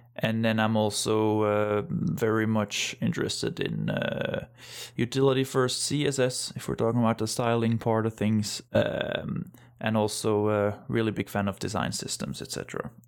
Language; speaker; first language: English; non-native, fluent; Dutch